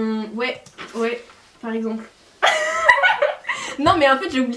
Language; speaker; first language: French; native; French